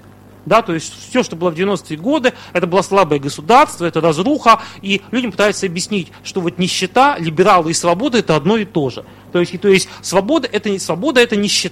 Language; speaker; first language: Russian; native; Russian